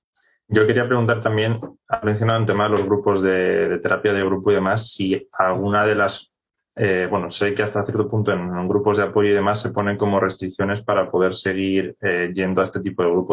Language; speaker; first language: Spanish; native; Spanish